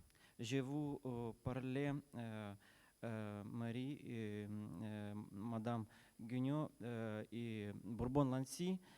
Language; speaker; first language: French; non-native, learner; Ukrainian